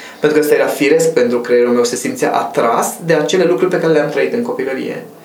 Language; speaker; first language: Romanian; non-native, local second language; Hungarian